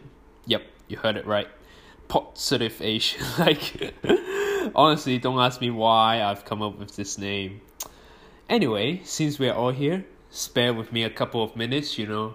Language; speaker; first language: English; non-native, local second language; Cantonese